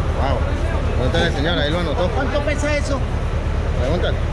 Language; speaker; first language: Spanish; native; Spanish